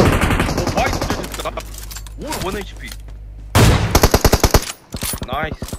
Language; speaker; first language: English; non-native, learner; Korean